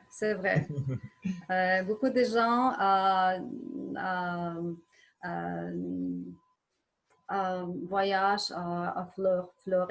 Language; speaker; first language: French; non-native, learner; Ukrainian